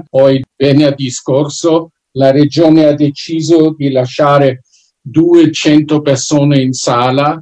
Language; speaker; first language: Italian; non-native, fluent; German